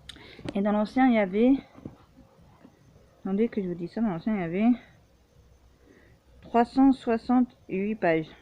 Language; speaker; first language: French; native; French